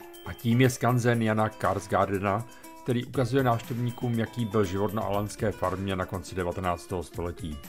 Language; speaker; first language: Czech; native; Czech